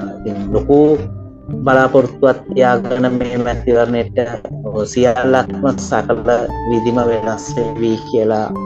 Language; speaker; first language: Sinhala; non-native, local second language; Tamil